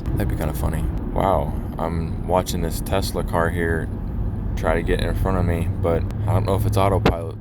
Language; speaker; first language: English; native; English